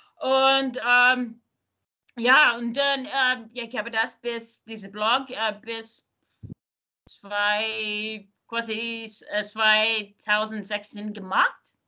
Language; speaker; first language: German; non-native, learner; English